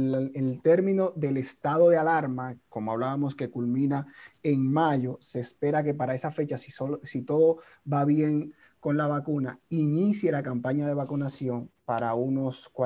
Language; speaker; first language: Spanish; native; Spanish